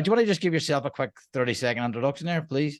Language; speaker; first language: English; native; English